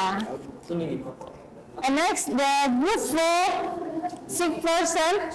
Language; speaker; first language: English; non-native, learner; Indonesian